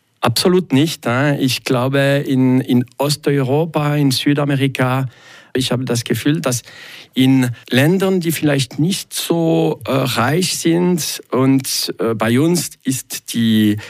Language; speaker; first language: German; non-native, local second language; French